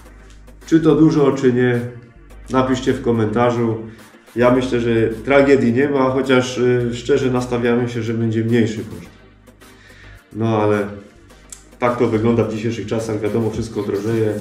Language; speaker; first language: Polish; native; Polish